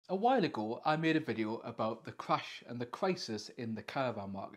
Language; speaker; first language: English; native; English